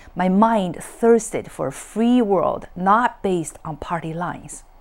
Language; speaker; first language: English; non-native, fluent; Chinese